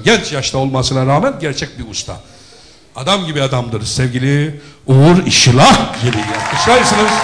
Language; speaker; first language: Turkish; native; Turkish